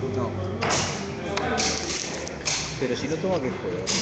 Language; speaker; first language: Spanish; native; Spanish